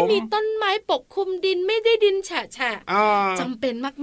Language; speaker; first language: Thai; native; Thai